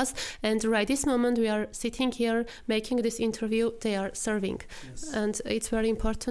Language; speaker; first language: English; non-native, fluent; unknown